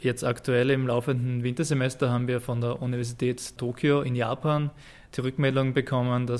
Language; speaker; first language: German; native; German